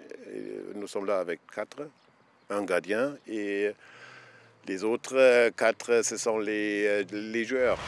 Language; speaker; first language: French; non-native, fluent; German